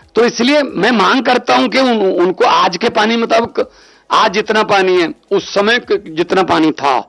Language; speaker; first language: Hindi; non-native, local second language; Punjabi